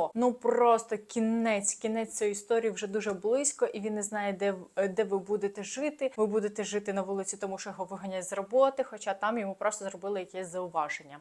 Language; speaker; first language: Ukrainian; native; Ukrainian